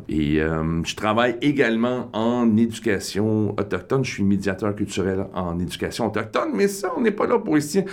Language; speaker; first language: French; native; French